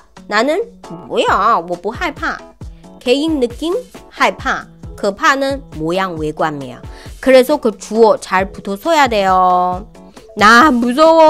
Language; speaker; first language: Korean; non-native, fluent; Chinese